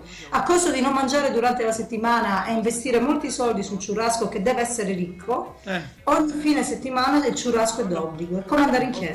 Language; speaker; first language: Italian; native; Italian